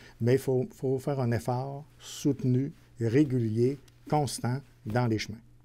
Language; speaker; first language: French; native; French